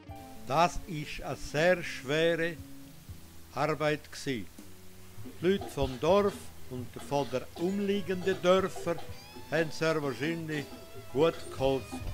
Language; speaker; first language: German; non-native, local second language; Romansh